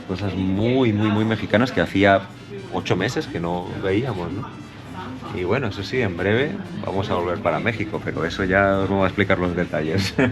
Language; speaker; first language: Spanish; native; Spanish